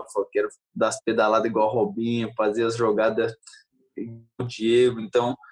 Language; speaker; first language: Portuguese; early bilingual, heritage; Portuguese